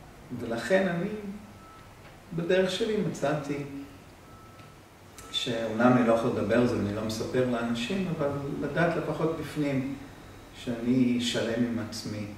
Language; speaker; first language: Hebrew; non-native, fluent; English